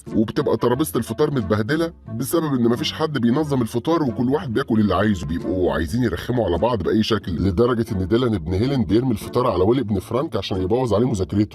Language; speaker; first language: Arabic; native; Arabic